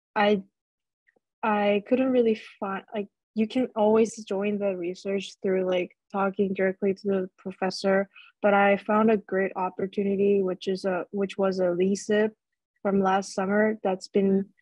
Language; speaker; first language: English; non-native, fluent; Korean